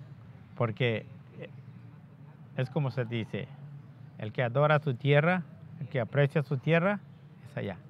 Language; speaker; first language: Spanish; non-native, local second language; Yucateco